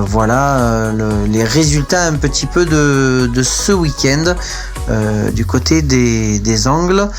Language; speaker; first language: French; native; French